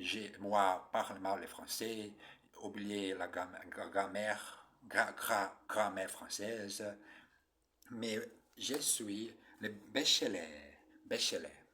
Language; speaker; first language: French; non-native, learner; Portuguese